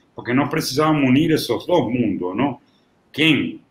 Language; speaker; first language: Portuguese; non-native, fluent; Italian